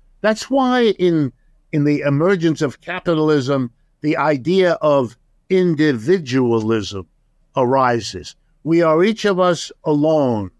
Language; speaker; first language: English; early bilingual, other home language; German